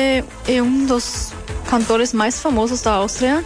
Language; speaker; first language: Portuguese; non-native, learner; German